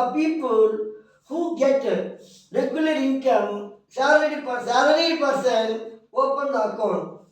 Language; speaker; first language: English; non-native, local second language; Telugu